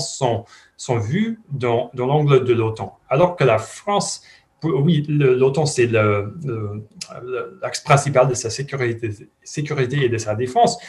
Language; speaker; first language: French; non-native, fluent; English